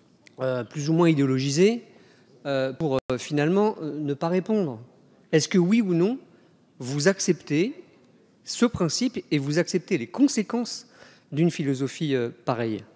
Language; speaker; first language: French; native; French